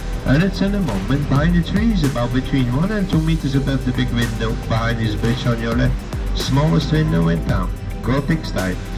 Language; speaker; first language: English; non-native, fluent; Dutch